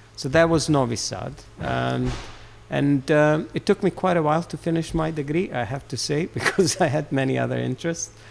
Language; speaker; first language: English; non-native, fluent; Serbian